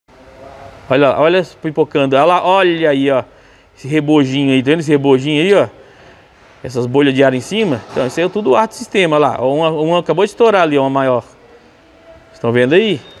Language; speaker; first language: Portuguese; native; Portuguese